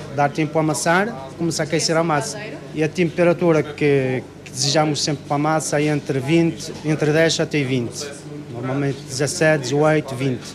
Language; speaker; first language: Portuguese; non-native, fluent; Arabic